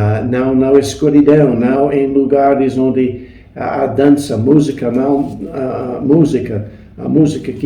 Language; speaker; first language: Portuguese; non-native, fluent; English